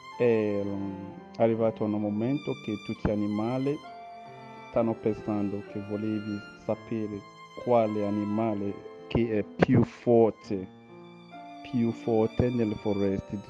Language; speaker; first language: Italian; non-native, learner; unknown